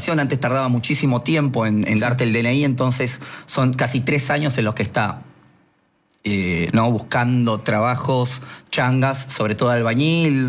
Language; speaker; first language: Spanish; non-native, local second language; Quechua